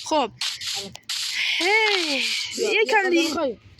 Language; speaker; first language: Persian; native; Persian